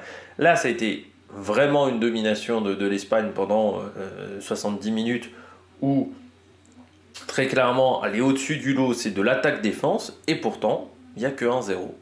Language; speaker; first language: French; native; French